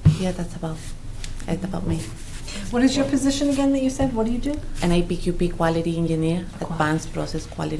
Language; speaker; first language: English; non-native, fluent; Spanish